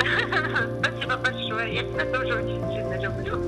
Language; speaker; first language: Russian; non-native, local second language; Crimean Tatar